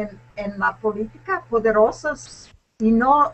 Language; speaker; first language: Spanish; non-native, learner; English